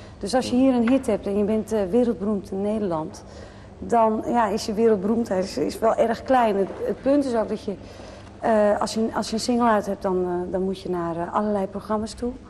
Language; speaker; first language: Dutch; native; Dutch